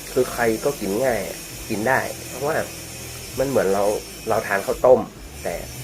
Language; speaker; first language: Thai; non-native, local second language; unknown